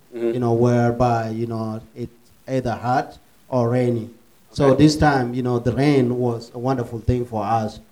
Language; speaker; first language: English; early bilingual, other home language; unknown